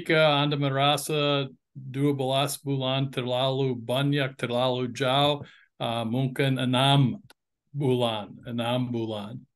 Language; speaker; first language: Indonesian; non-native, fluent; English